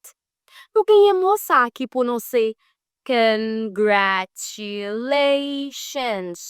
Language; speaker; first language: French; non-native, learner; Haitian Creole